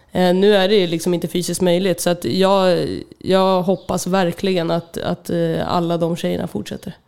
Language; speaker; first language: Swedish; native; Swedish